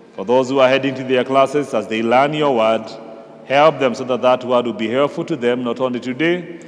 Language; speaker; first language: English; non-native, local second language; Kikuyu